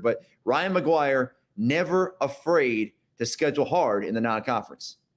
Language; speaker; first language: English; native; English